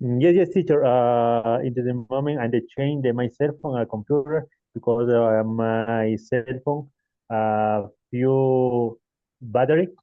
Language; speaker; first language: English; non-native, learner; Spanish